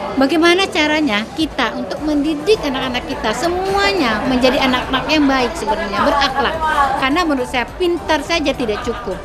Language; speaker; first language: Indonesian; native; Indonesian